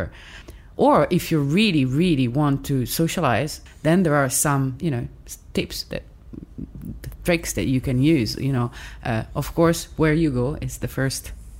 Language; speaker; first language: English; non-native, fluent; Italian